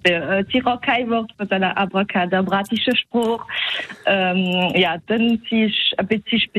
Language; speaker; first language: German; non-native, local second language; French